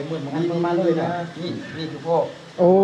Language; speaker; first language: Thai; native; Thai